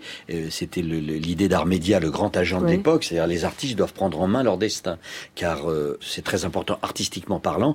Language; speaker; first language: French; native; French